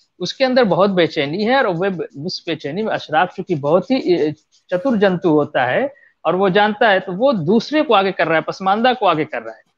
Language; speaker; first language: Hindi; non-native, local second language; Bhojpuri